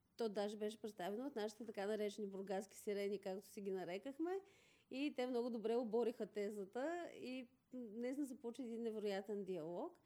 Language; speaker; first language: Bulgarian; native; Bulgarian